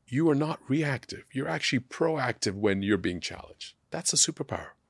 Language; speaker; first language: English; non-native, local second language; Sindhi